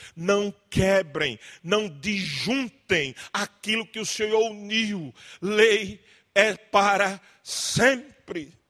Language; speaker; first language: Portuguese; native; Portuguese